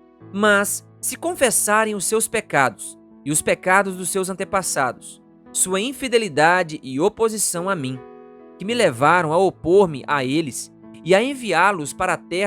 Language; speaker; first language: Portuguese; native; Portuguese